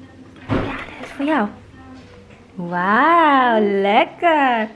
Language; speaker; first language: Dutch; non-native, learner; Filipino